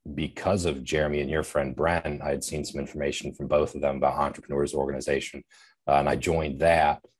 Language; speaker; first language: English; native; English